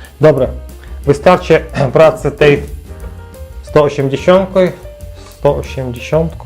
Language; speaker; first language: Polish; non-native, learner; Ukrainian